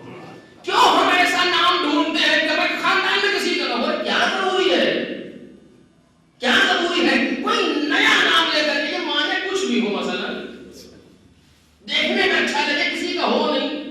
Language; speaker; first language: Urdu; native; Urdu